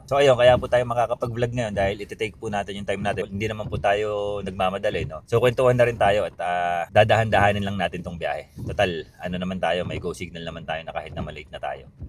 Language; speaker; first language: Filipino; native; Filipino